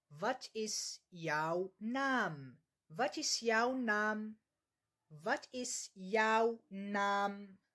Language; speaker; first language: Dutch; non-native, learner; Arabic